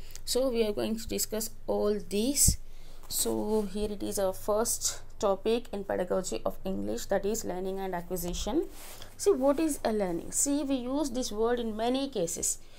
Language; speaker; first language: English; non-native, local second language; Telugu